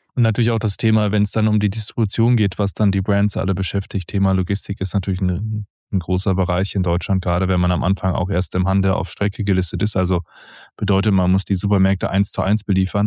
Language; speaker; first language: German; native; German